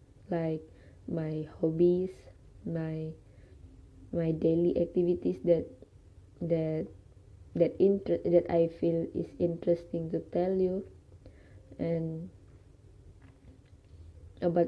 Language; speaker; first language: English; non-native, local second language; Malay